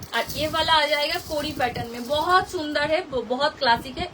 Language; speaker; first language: Hindi; non-native, local second language; Bangla